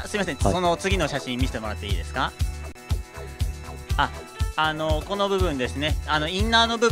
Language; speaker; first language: Japanese; native; Japanese